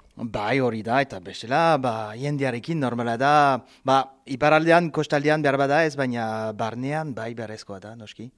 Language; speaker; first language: Basque; non-native, local second language; French